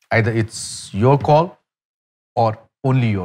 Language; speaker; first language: English; non-native, local second language; Nepali